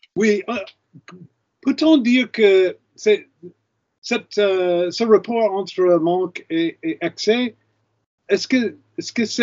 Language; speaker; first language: French; non-native, fluent; English